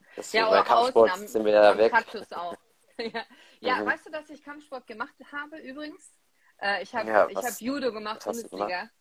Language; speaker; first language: German; native; German